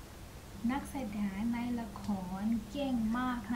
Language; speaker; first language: Thai; non-native, learner; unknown